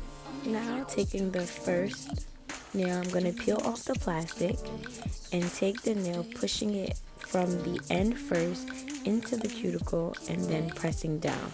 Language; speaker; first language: English; native; English